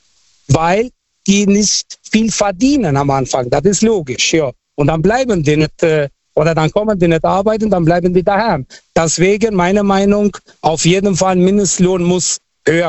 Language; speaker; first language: German; non-native, fluent; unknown